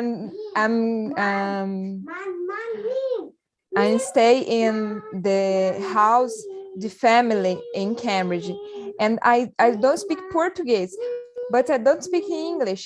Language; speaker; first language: English; non-native, learner; Portuguese